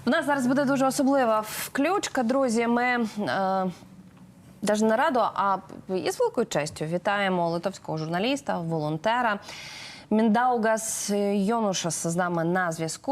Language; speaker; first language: Ukrainian; native; Ukrainian